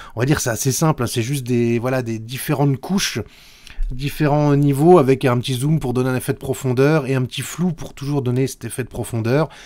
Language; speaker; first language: French; native; French